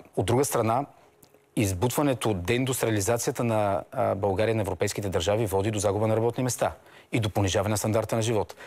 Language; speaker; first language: Bulgarian; native; Bulgarian